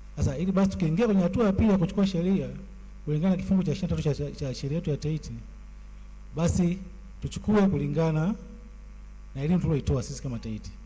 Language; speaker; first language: Swahili; native; Swahili